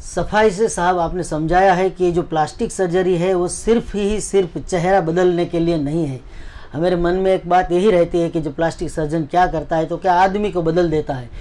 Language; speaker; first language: Hindi; non-native, local second language; Gujarati